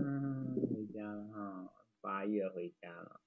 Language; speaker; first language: Chinese; native; Chinese